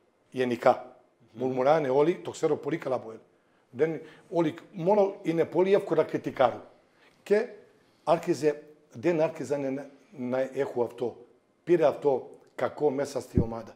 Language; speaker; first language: Greek; non-native, fluent; Serbian